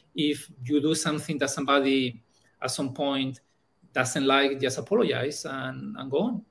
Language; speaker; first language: English; non-native, fluent; Spanish